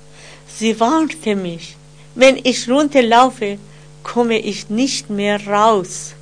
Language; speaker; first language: German; non-native, fluent; Persian